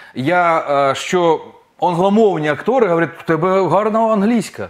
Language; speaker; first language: Ukrainian; non-native, local second language; Russian